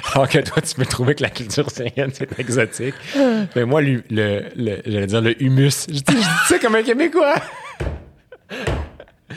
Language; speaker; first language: French; native; French